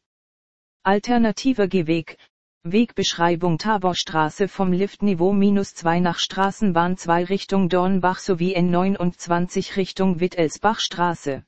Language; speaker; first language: German; native; German